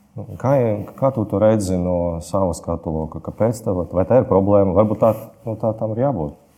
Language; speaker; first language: Latvian; non-native, local second language; Russian